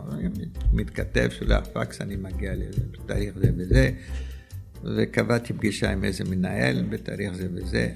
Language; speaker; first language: Hebrew; early bilingual, other home language; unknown